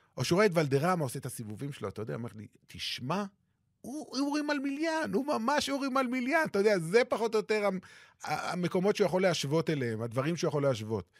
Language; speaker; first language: Hebrew; native; Hebrew